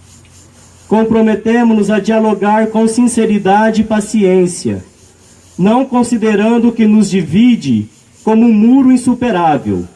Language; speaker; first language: Portuguese; native; Portuguese